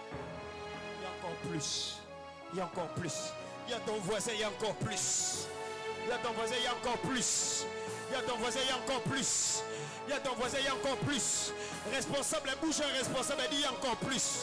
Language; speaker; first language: French; non-native, local second language; Lingala